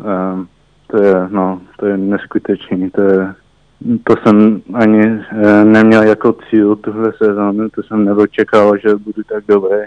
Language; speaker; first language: Czech; early bilingual, heritage; Czech